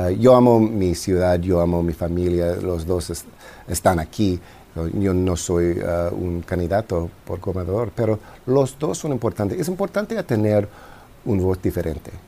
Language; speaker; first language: Spanish; non-native, fluent; English